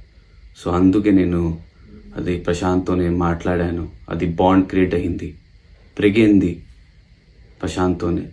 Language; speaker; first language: Telugu; non-native, local second language; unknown